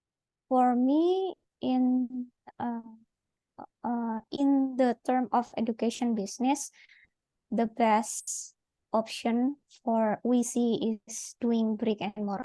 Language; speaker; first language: English; non-native, learner; Indonesian